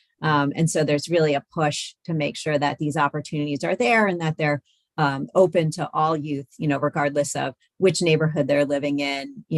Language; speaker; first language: English; native; English